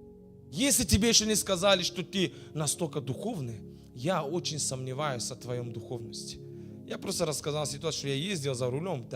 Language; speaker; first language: Russian; non-native, fluent; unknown